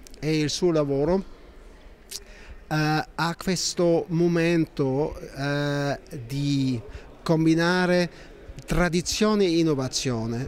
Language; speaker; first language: Italian; non-native, fluent; German